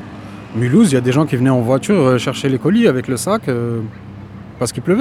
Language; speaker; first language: French; native; French